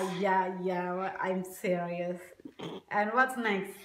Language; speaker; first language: English; non-native, learner; Indonesian